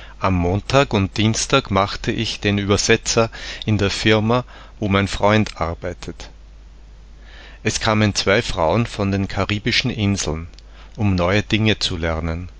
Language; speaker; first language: German; non-native, learner; Czech